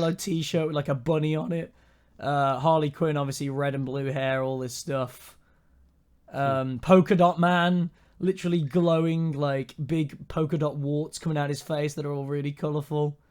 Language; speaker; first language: English; native; English